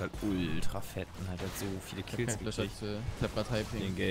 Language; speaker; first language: German; native; German